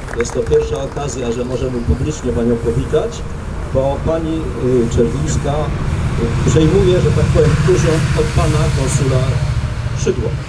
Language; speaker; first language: Polish; native; Polish